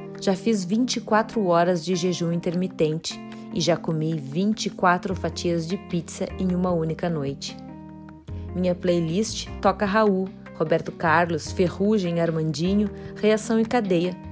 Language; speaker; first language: Portuguese; native; Portuguese